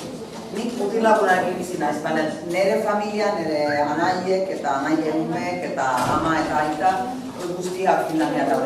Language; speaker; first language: Basque; non-native, fluent; Finnish